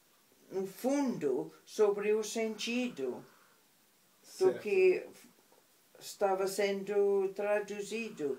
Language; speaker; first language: Portuguese; non-native, fluent; English